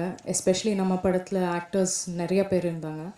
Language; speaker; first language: Tamil; non-native, local second language; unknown